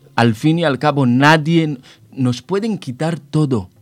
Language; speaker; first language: Spanish; non-native, fluent; Hebrew